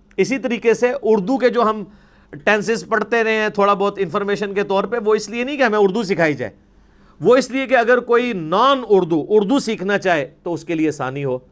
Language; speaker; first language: Urdu; non-native, local second language; Punjabi